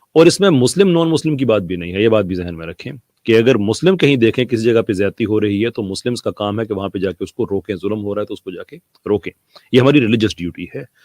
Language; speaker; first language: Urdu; non-native, local second language; Punjabi